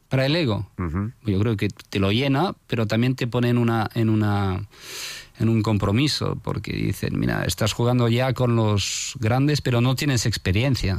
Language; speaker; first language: Spanish; non-native, fluent; French